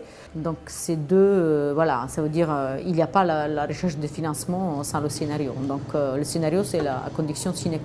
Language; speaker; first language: French; non-native, fluent; Italian